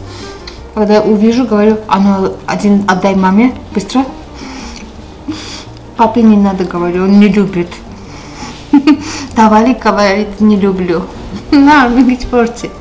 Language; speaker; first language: Russian; non-native, local second language; Armenian